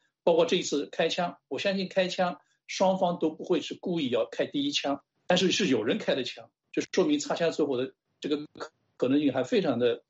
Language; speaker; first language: Chinese; native; Chinese